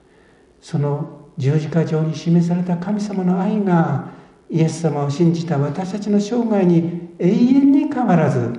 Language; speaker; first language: Japanese; native; Japanese